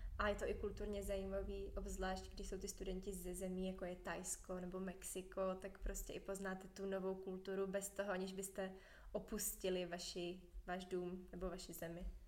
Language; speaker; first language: Czech; native; Czech